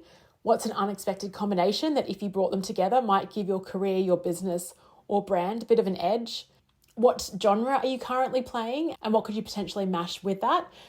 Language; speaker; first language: English; native; English